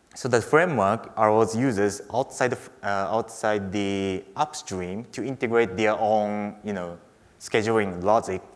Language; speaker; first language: English; non-native, fluent; Japanese